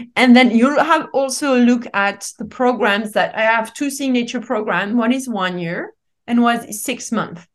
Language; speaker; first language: English; non-native, fluent; French